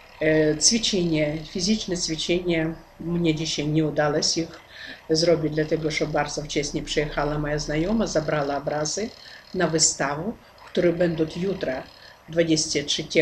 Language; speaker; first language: Polish; non-native, learner; Ukrainian